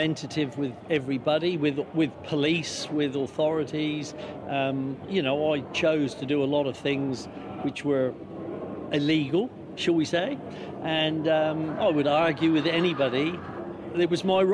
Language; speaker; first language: English; native; English